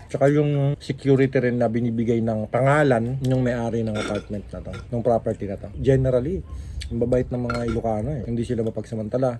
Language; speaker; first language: Filipino; native; Filipino